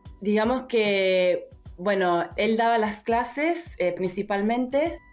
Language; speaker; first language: Spanish; early bilingual, heritage; Spanish